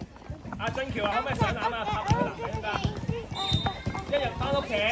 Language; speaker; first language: Cantonese; native; Cantonese